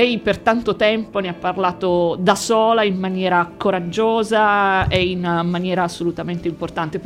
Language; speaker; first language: Italian; native; Italian